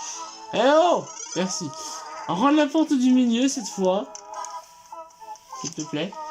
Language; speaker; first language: French; native; French